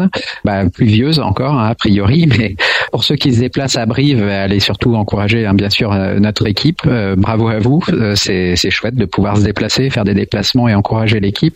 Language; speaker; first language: French; native; French